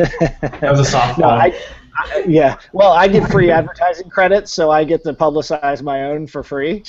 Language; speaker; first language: English; native; English